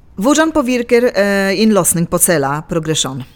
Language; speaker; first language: Norwegian; non-native, fluent; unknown